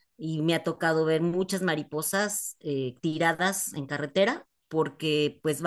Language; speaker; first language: Spanish; native; Spanish